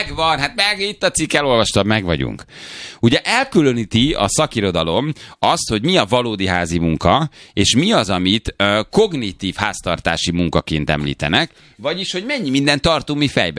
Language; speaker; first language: Hungarian; native; Hungarian